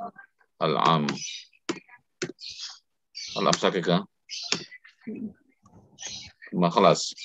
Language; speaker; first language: Arabic; non-native, fluent; Indonesian